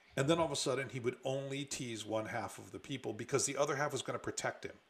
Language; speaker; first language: English; native; English